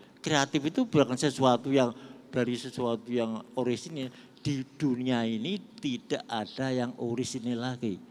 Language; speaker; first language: Indonesian; non-native, local second language; Javanese